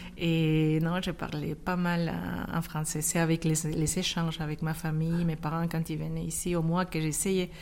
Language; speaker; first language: French; non-native, fluent; Spanish